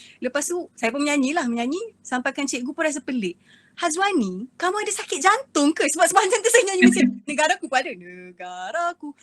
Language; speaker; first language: Malay; native; Malay